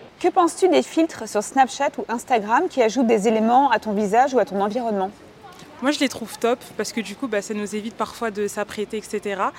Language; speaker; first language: French; native; French